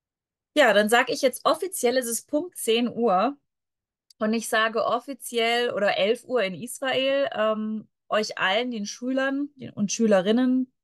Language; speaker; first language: German; native; German